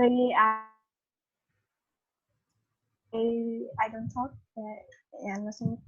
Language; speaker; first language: English; non-native, learner; Vietnamese